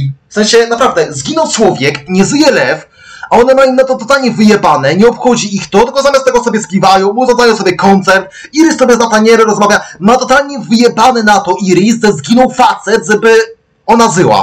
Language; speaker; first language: Polish; native; Polish